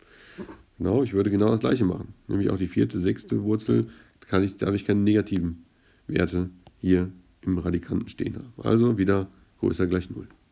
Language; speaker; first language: German; native; German